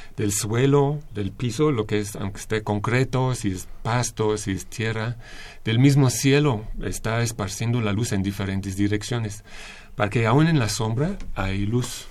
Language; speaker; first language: Spanish; non-native, fluent; English